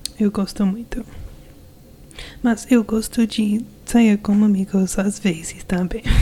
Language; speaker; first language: Portuguese; non-native, learner; English